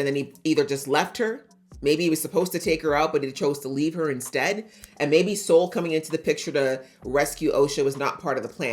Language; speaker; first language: English; native; English